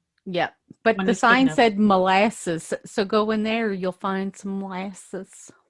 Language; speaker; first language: English; native; English